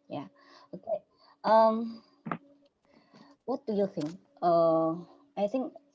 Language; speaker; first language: English; non-native, learner; Indonesian